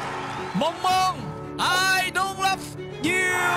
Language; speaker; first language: English; non-native, learner; Chinese